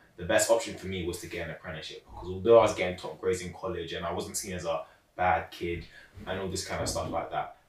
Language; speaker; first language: English; native; English